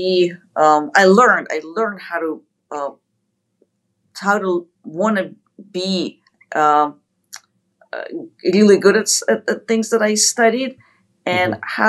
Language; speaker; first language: English; non-native, fluent; Ukrainian